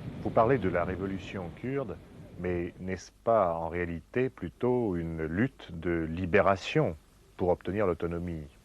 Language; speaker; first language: French; native; French